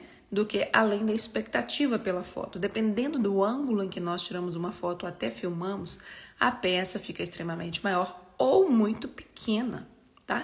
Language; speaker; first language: Portuguese; native; Portuguese